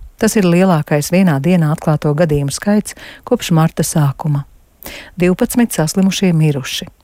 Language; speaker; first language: Latvian; native; Latvian